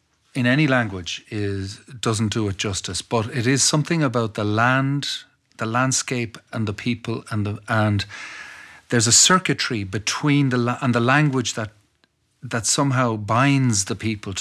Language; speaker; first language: English; non-native, local second language; Irish